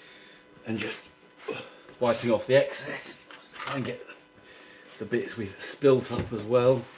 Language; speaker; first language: English; native; English